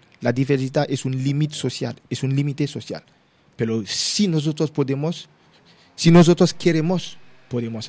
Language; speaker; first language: Spanish; non-native, learner; Haitian Creole